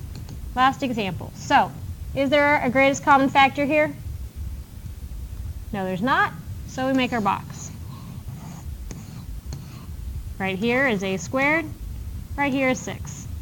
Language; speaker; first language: English; native; English